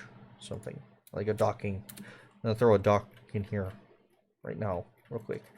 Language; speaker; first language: English; native; English